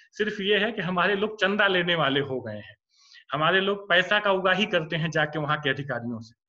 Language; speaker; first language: Hindi; native; Hindi